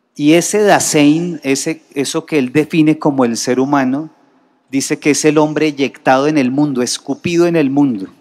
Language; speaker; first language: Spanish; native; Spanish